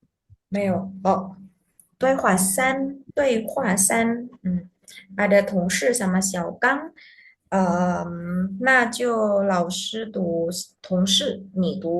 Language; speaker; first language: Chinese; non-native, fluent; Indonesian